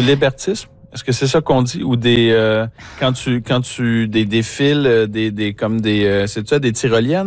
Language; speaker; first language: French; native; French